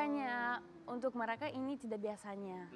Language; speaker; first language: Indonesian; non-native, learner; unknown